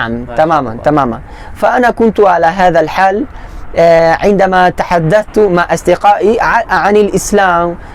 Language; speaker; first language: Arabic; non-native, learner; Spanish